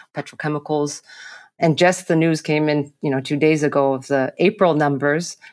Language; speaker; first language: English; non-native, local second language; Cantonese